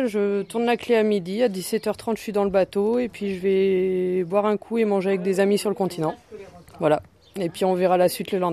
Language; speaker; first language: French; native; French